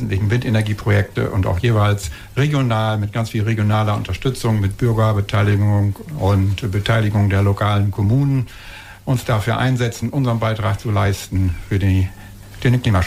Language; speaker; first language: German; native; German